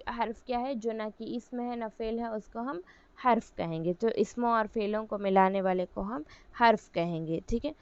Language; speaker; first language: Urdu; native; Urdu